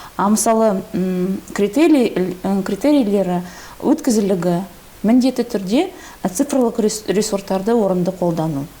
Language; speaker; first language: Kazakh; non-native, local second language; Russian